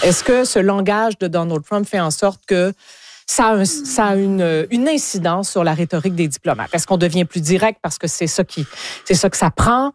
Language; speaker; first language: French; native; French